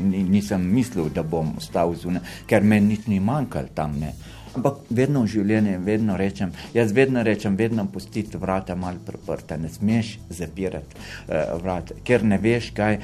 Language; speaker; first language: Slovenian; non-native, fluent; Arabic